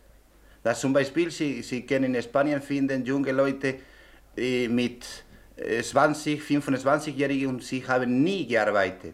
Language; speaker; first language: German; non-native, learner; Spanish